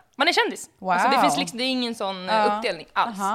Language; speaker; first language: Swedish; native; Swedish